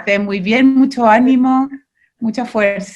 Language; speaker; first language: Spanish; native; Spanish